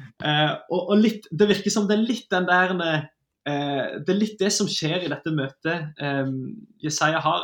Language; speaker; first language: Norwegian; native; Norwegian